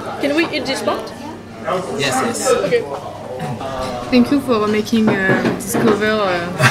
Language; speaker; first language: English; non-native, learner; French